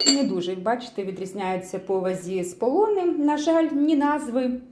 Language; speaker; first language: Ukrainian; non-native, local second language; Russian